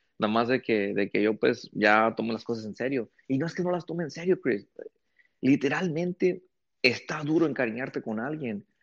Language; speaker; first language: Spanish; early bilingual, heritage; Spanish